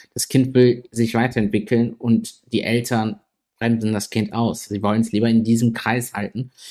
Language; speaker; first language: German; native; German